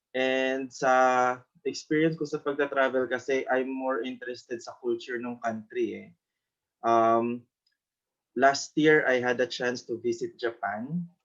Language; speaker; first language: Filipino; non-native, local second language; Cebuano